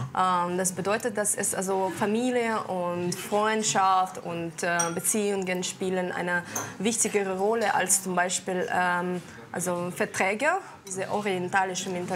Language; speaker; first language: German; non-native, fluent; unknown